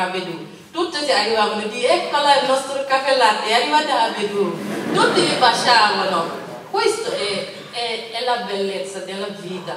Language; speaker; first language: Italian; non-native, learner; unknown